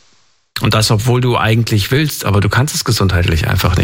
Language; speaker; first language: German; native; German